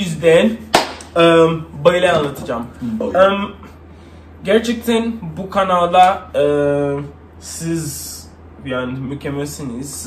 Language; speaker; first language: Turkish; non-native, learner; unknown